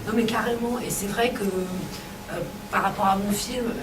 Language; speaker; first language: French; native; French